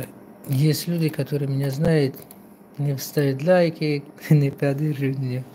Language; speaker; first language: Russian; non-native, local second language; Tajik